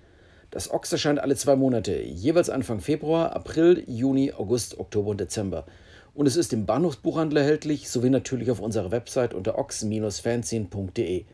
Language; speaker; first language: German; native; German